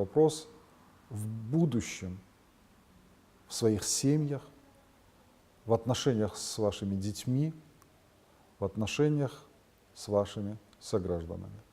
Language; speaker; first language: Russian; non-native, local second language; Ossetic